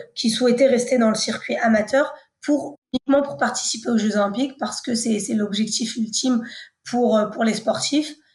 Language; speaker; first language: French; native; French